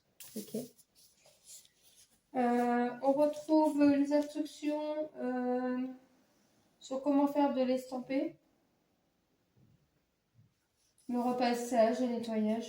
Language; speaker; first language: French; native; French